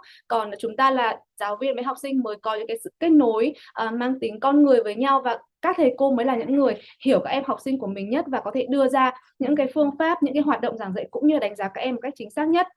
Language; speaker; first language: Vietnamese; native; Vietnamese